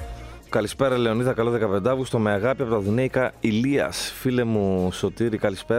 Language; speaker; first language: Greek; native; Greek